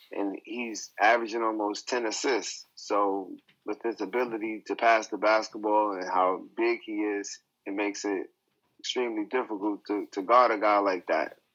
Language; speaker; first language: English; native; English